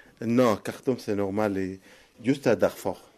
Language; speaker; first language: French; non-native, learner; Arabic